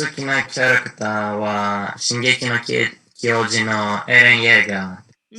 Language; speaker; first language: Japanese; non-native, learner; Greek